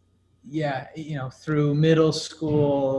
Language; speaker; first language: English; native; English